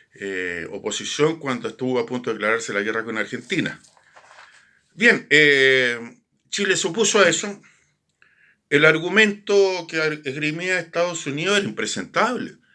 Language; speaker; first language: Spanish; native; Spanish